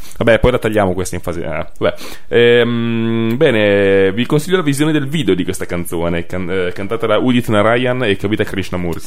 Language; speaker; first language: Italian; native; Italian